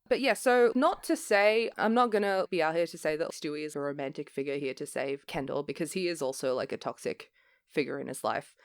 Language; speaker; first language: English; native; English